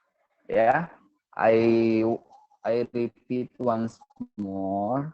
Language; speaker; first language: English; non-native, learner; Indonesian